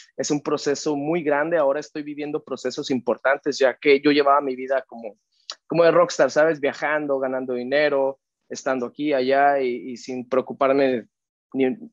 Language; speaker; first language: Spanish; native; Spanish